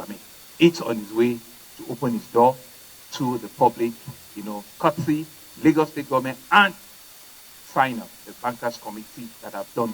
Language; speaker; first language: English; non-native, local second language; Yoruba